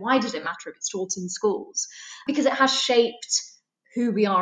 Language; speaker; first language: English; native; English